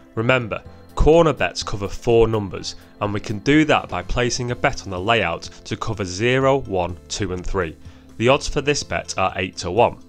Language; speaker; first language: English; native; English